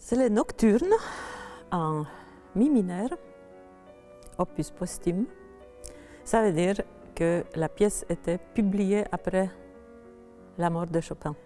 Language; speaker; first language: French; non-native, fluent; Polish